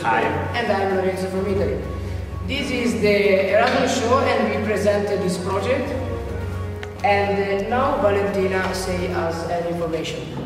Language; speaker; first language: English; non-native, learner; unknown